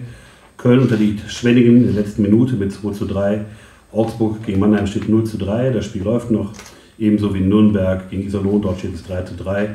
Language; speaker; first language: German; native; German